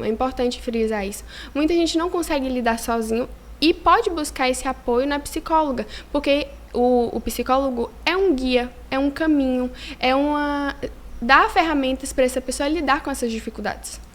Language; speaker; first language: Portuguese; native; Portuguese